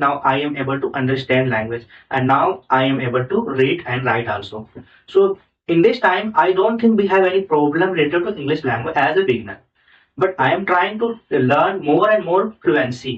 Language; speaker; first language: English; non-native, learner; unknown